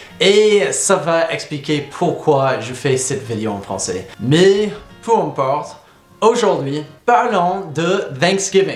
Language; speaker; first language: French; non-native, fluent; English